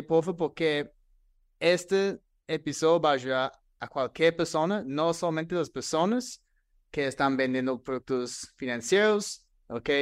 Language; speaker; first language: Spanish; non-native, fluent; English